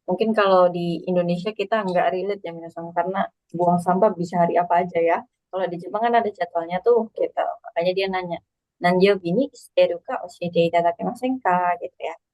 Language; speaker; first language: Indonesian; native; Indonesian